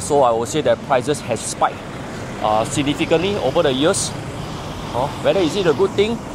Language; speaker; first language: English; non-native, local second language; Chinese